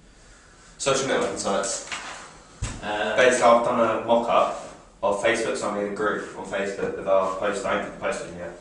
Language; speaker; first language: English; native; English